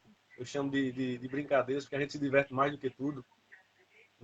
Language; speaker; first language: Portuguese; native; Portuguese